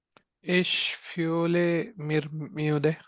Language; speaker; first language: German; non-native, learner; Malayalam